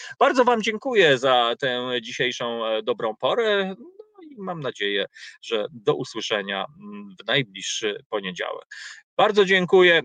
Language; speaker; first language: Polish; native; Polish